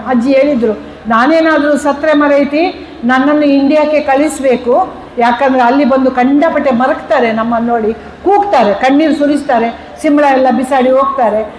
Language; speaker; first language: Kannada; non-native, local second language; Konkani